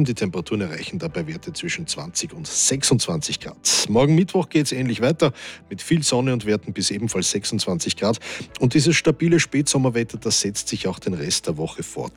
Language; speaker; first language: German; native; German